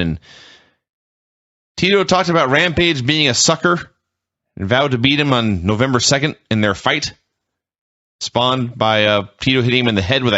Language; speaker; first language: English; native; English